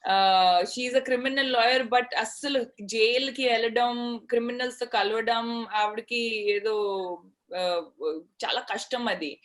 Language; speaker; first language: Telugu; non-native, learner; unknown